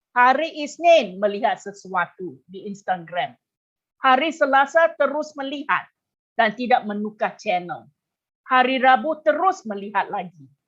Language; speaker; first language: Malay; non-native, local second language; Chinese